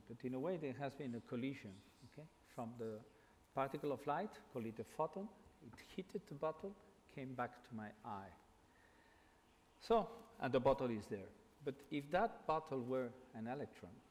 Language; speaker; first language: English; non-native, fluent; Catalan